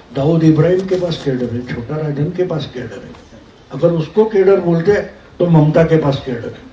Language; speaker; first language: Hindi; non-native, local second language; Marathi